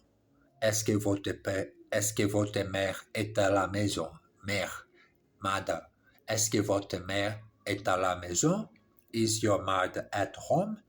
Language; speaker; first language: French; non-native, learner; English